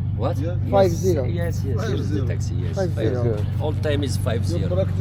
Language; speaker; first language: English; non-native, learner; Arabic